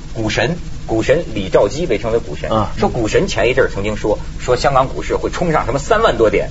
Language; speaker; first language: Chinese; native; Chinese